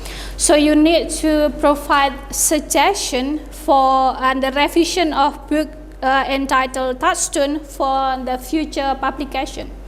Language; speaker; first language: English; non-native, fluent; Indonesian